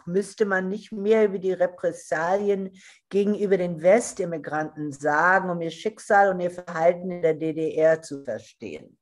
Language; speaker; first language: German; non-native, fluent; English